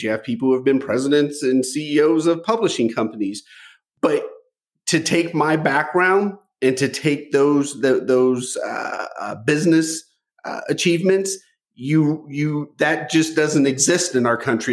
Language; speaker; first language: English; native; English